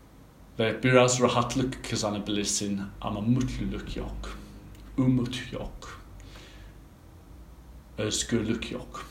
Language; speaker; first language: Turkish; non-native, fluent; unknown